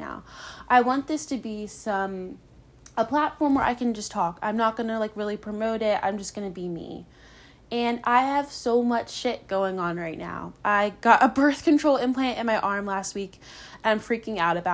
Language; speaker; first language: English; native; English